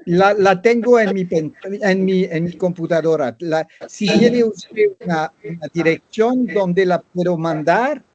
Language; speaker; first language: Spanish; non-native, learner; French